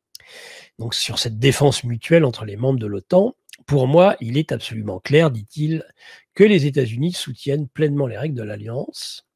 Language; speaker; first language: French; native; French